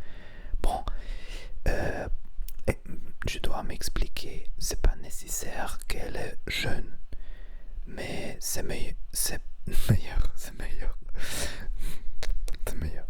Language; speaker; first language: French; non-native, learner; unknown